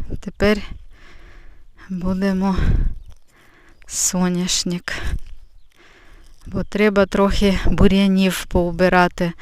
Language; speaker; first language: Ukrainian; native; Ukrainian